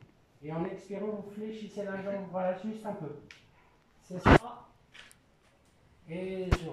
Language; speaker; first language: French; native; French